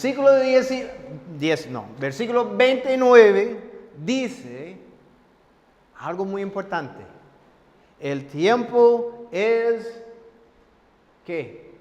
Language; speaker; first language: Spanish; non-native, fluent; English